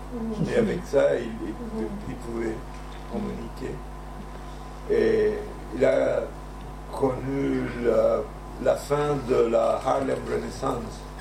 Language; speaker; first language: French; non-native, fluent; Spanish